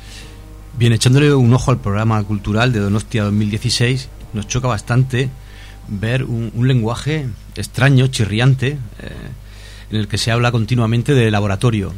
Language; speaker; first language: Spanish; native; Spanish